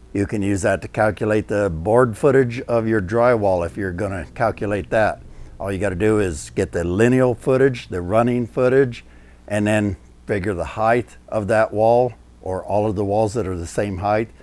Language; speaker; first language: English; native; English